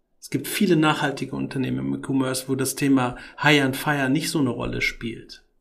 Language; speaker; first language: German; early bilingual, other home language; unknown